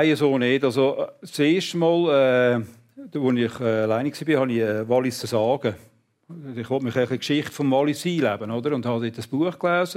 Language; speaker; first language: German; native; German